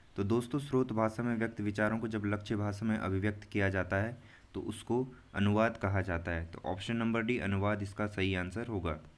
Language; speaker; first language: Hindi; native; Hindi